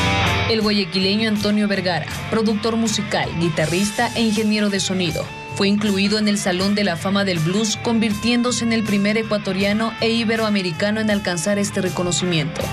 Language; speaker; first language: Spanish; native; Spanish